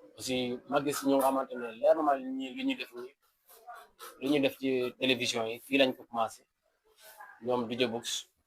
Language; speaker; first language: Wolof; native; Wolof